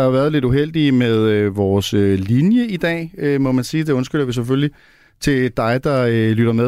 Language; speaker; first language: Danish; native; Danish